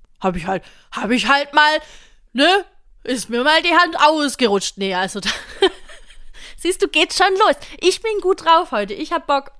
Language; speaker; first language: German; native; German